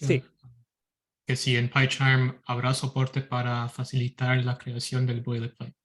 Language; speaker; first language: Spanish; early bilingual, heritage; Spanish